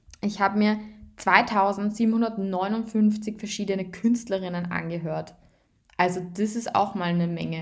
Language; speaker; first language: German; native; German